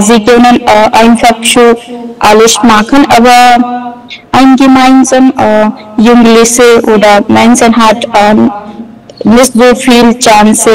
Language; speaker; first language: German; non-native, learner; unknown